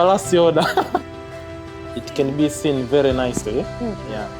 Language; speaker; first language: English; non-native, learner; Chinese